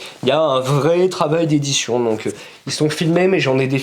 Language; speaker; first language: French; native; French